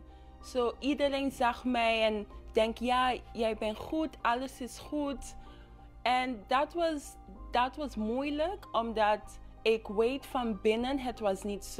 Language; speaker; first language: Dutch; non-native, local second language; English